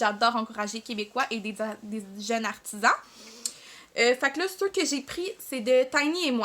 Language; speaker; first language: French; native; French